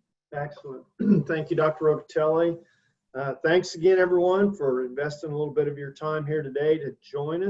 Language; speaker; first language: English; native; English